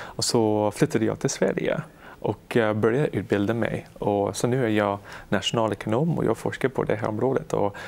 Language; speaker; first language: Swedish; non-native, fluent; English